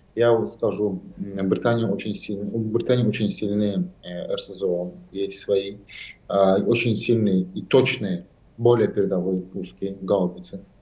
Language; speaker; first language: Russian; non-native, local second language; Azerbaijani